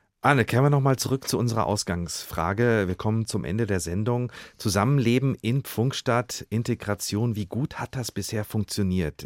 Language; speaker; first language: German; native; German